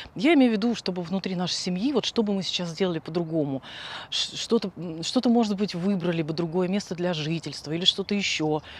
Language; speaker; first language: Russian; native; Russian